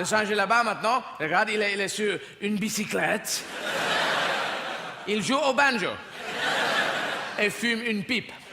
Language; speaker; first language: French; non-native, fluent; English